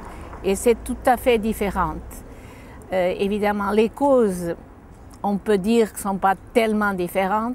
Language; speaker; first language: French; non-native, fluent; Portuguese